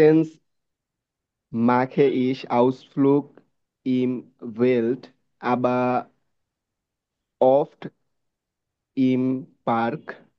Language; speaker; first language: German; non-native, learner; Bangla